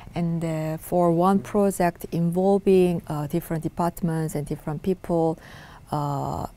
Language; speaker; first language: English; non-native, fluent; Korean